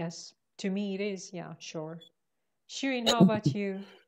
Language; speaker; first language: English; non-native, fluent; Persian